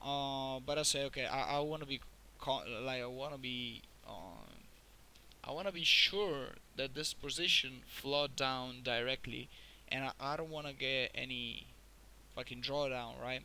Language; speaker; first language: English; non-native, fluent; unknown